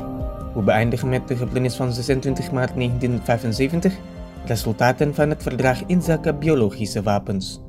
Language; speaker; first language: Dutch; non-native, fluent; Indonesian